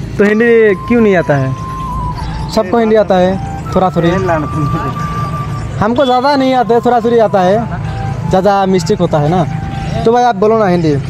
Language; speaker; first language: Hindi; non-native, local second language; Bangla